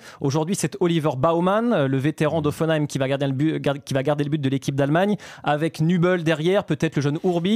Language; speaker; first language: French; native; French